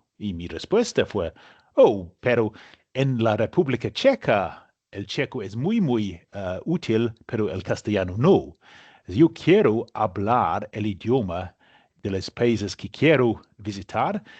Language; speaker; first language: Spanish; non-native, learner; English